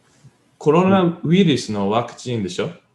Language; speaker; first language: Japanese; non-native, learner; English